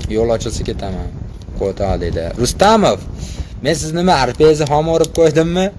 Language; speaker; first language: Uzbek; native; Uzbek